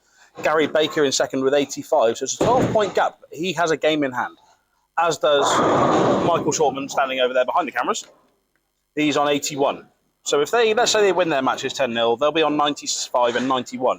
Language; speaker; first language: English; native; English